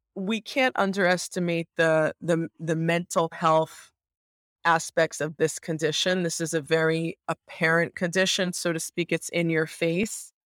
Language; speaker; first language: English; native; English